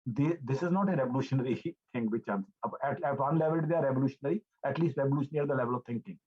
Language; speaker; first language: English; non-native, local second language; Punjabi